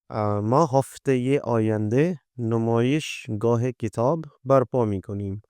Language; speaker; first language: Persian; non-native, fluent; Urdu